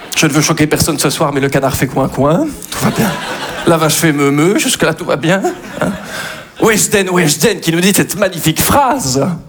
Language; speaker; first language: French; native; French